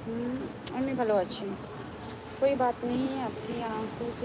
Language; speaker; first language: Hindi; non-native, local second language; Bangla